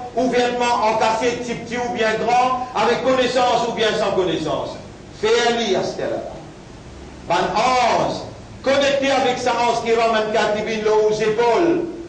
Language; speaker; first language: French; non-native, local second language; Morisyen